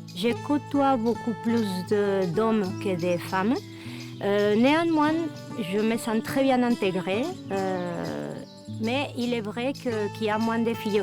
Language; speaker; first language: French; non-native, fluent; Spanish